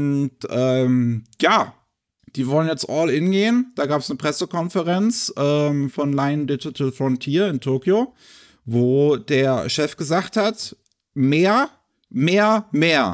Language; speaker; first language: German; native; German